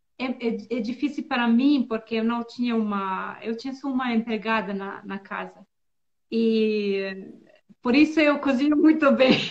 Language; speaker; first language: Portuguese; non-native, learner; Bosnian